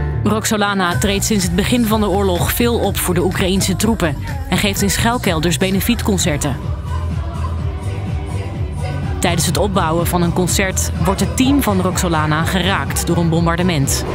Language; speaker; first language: Dutch; native; Dutch